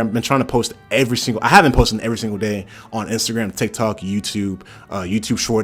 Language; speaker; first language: English; native; English